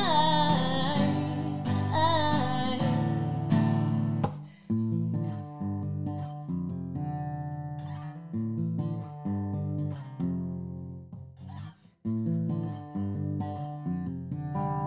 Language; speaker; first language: English; native; English